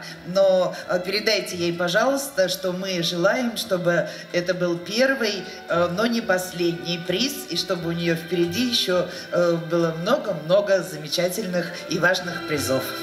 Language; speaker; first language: Russian; native; Russian